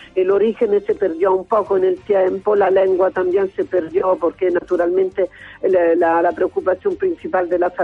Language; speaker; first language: Spanish; non-native, learner; Italian